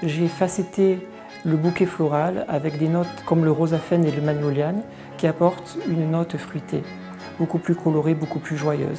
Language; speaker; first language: French; native; French